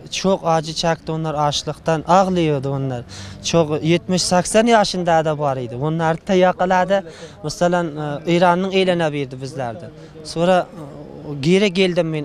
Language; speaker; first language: Turkish; non-native, learner; Uzbek